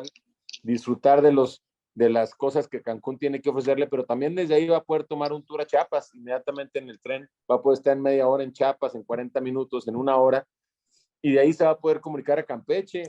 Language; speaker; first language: Spanish; native; Spanish